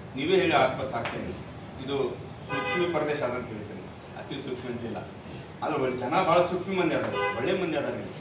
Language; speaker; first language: Kannada; non-native, local second language; Urdu